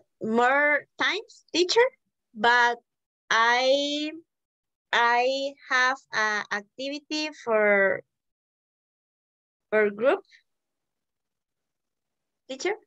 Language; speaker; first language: English; non-native, learner; Spanish